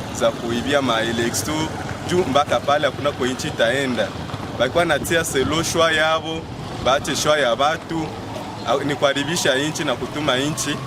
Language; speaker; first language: Swahili; native; Swahili